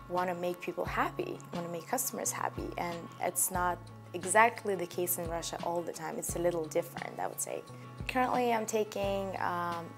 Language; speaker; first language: English; non-native, fluent; Russian